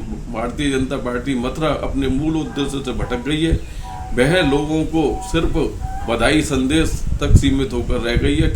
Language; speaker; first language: Hindi; native; Hindi